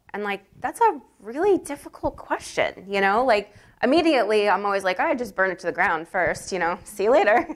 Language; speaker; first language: English; native; English